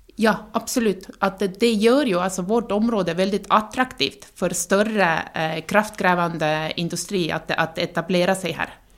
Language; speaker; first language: Norwegian; non-native, fluent; Estonian